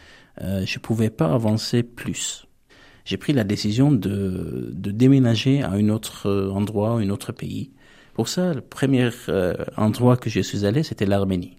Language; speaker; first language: French; non-native, fluent; Armenian